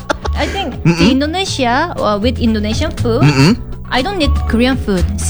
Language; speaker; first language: English; non-native, learner; Korean